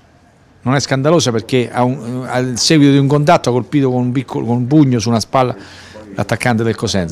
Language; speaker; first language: Italian; native; Italian